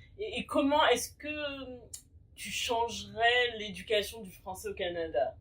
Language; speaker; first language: French; native; French